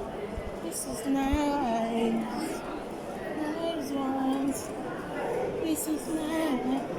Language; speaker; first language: English; non-native, learner; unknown